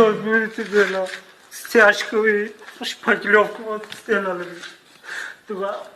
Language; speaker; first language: Russian; non-native, learner; Tajik